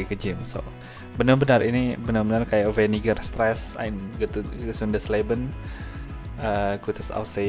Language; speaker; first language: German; non-native, fluent; Indonesian